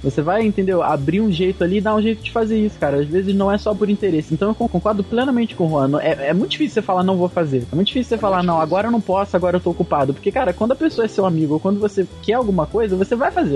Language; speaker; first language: Portuguese; native; Portuguese